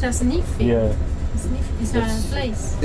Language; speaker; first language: English; non-native, learner; Spanish